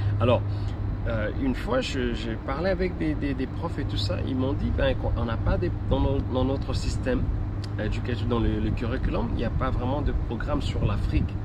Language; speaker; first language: French; non-native, local second language; Lingala